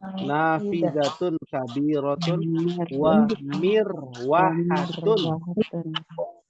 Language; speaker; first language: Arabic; non-native, fluent; Indonesian